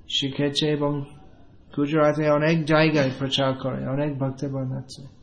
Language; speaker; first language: Bangla; non-native, fluent; English